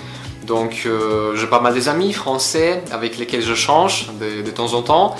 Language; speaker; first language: French; non-native, fluent; Polish